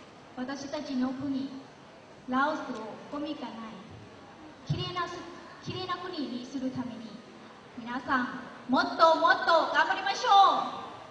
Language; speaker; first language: Japanese; non-native, learner; Lao